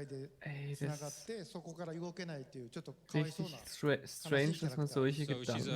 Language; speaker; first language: German; native; German